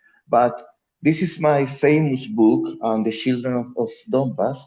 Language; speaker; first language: English; non-native, learner; Spanish